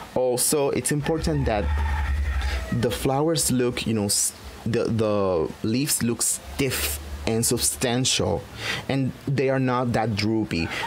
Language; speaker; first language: English; non-native, fluent; Spanish